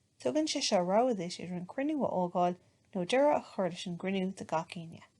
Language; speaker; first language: Irish; native; Irish